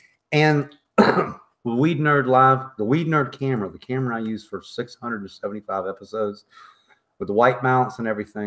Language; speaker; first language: English; native; English